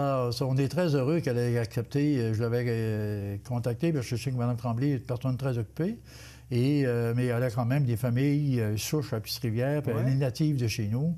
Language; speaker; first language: French; native; French